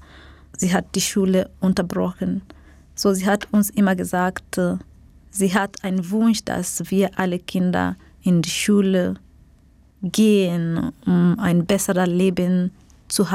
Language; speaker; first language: German; non-native, fluent; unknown